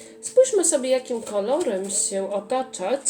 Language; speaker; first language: Polish; native; Polish